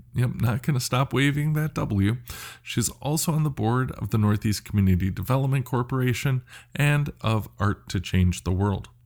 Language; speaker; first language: English; native; English